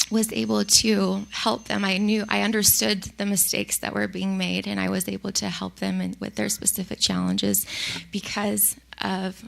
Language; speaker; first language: English; early bilingual, other home language; Spanish